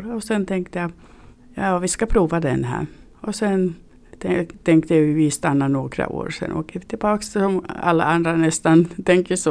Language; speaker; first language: Swedish; non-native, learner; Finnish